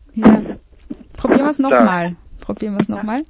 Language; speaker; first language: German; native; German